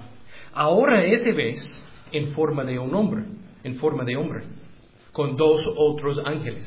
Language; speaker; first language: Spanish; non-native, learner; English